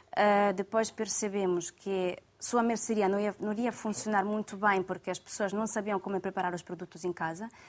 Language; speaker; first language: Portuguese; non-native, fluent; Italian